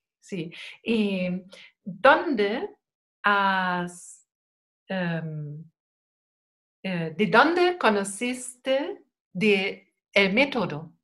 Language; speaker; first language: Spanish; non-native, learner; German